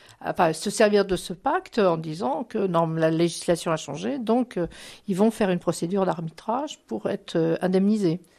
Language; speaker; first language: French; native; French